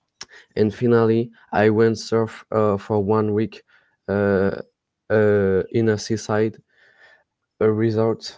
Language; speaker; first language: English; non-native, learner; French